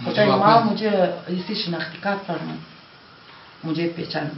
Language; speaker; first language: Hindi; non-native, local second language; Hazaragi